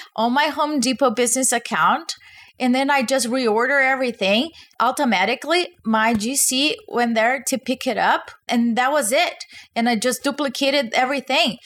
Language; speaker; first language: English; non-native, fluent; Portuguese